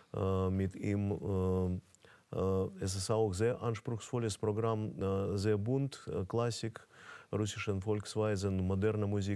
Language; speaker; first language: German; non-native, fluent; Russian